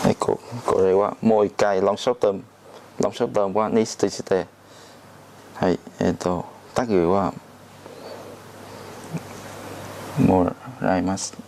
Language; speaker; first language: Japanese; non-native, learner; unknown